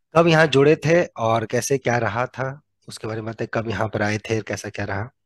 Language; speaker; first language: Hindi; native; Hindi